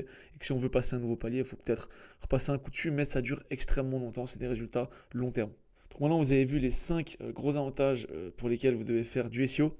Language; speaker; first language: French; native; French